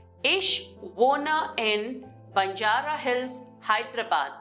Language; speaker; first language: German; non-native, learner; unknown